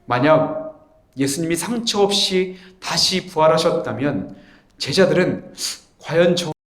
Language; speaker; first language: Korean; native; Korean